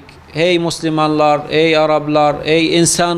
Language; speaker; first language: Turkish; non-native, fluent; Arabic